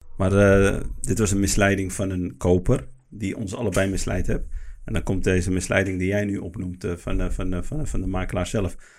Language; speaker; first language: Dutch; early bilingual, other home language; Arabic